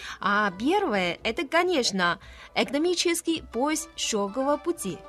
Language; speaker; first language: Russian; non-native, fluent; Chinese